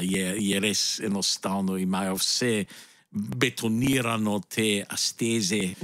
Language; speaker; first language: Slovenian; early bilingual, heritage; Slovenian